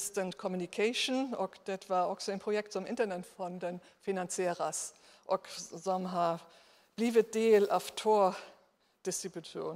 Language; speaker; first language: Swedish; non-native, fluent; German